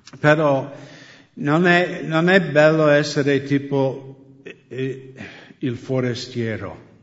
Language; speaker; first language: Italian; non-native, fluent; English